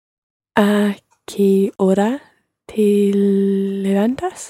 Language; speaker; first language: Spanish; non-native, learner; English